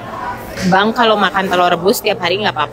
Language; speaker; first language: Indonesian; native; Indonesian